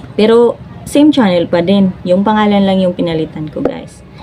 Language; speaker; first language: Filipino; non-native, local second language; Cebuano